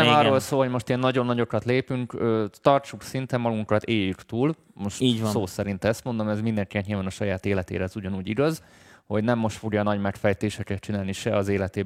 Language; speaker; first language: Hungarian; native; Hungarian